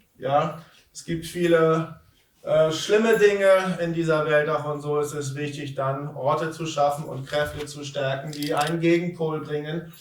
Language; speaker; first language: German; native; German